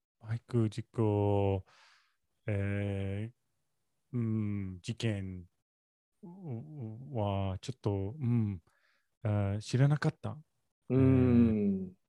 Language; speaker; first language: Japanese; non-native, learner; English